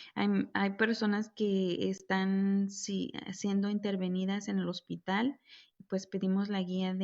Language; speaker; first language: Spanish; native; Spanish